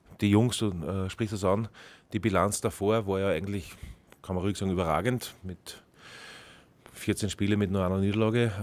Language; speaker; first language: German; native; German